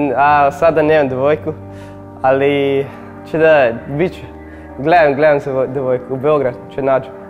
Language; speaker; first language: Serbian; early bilingual, heritage; English